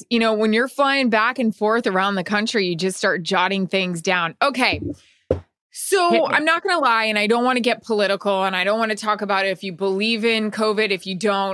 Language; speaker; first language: English; native; English